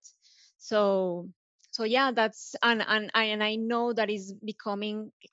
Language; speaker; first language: English; non-native, fluent; Spanish